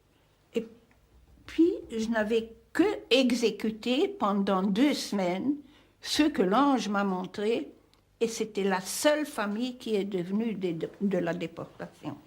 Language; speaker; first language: French; non-native, fluent; Hungarian